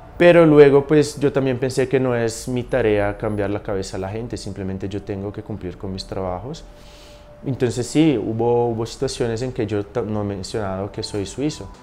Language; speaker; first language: Spanish; non-native, fluent; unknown